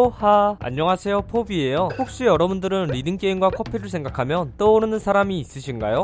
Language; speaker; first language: Korean; native; Korean